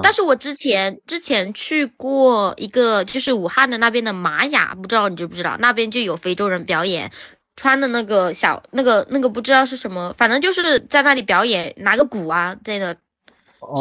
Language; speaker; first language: Chinese; non-native, fluent; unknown